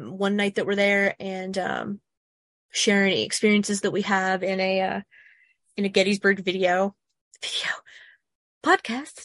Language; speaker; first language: English; native; English